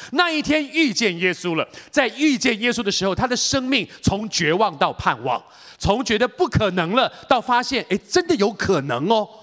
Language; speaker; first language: Chinese; native; Chinese